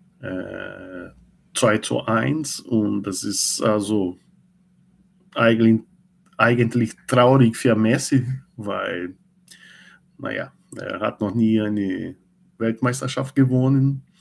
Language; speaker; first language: German; non-native, learner; Portuguese